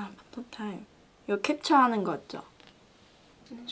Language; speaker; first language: Korean; non-native, learner; Chinese